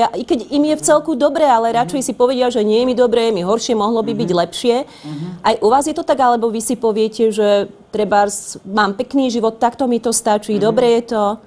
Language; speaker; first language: Slovak; native; Slovak